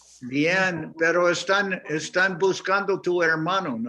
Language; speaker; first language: Spanish; non-native, fluent; English